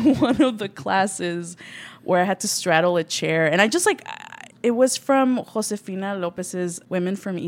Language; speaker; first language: English; early bilingual, other home language; Spanish